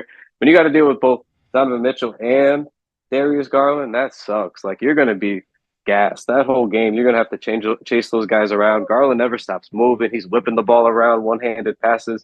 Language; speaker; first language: English; native; English